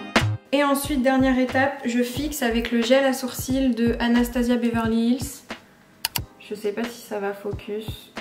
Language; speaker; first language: French; native; French